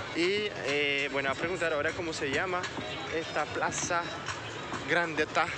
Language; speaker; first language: Spanish; non-native, fluent; French